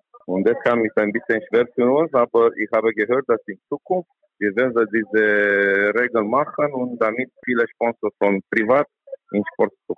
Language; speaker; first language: German; non-native, learner; Romanian